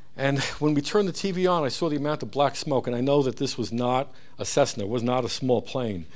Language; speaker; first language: English; early bilingual, other home language; Hebrew